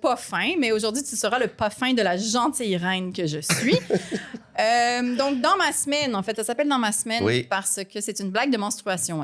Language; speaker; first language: French; native; French